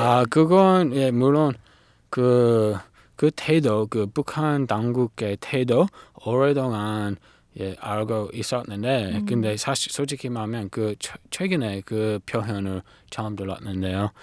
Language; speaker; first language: Korean; non-native, learner; English